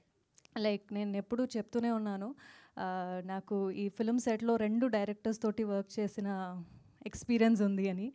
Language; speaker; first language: Telugu; non-native, local second language; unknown